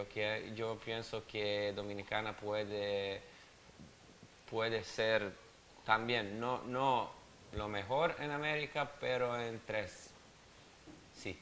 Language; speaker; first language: Spanish; non-native, learner; Serbian